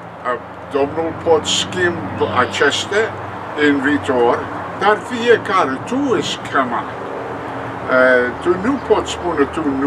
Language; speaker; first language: Romanian; non-native, learner; English